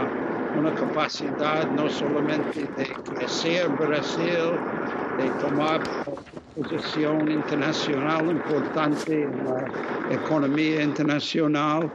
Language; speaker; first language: Spanish; non-native, fluent; English